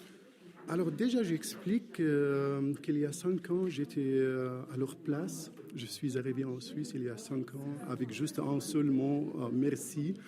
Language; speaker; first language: French; non-native, fluent; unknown